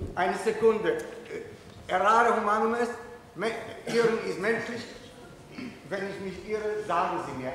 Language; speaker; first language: German; non-native, fluent; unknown